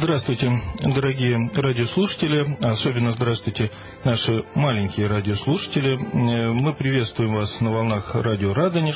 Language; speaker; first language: Russian; native; Russian